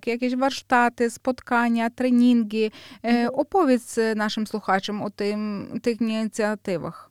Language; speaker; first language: Polish; non-native, fluent; Ukrainian